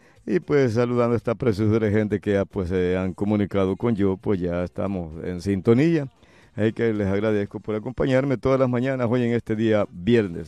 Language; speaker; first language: Spanish; native; Spanish